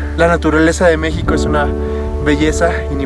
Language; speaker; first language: Spanish; native; Spanish